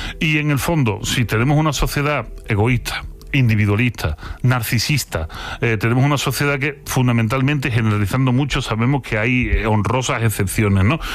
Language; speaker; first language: Spanish; native; Spanish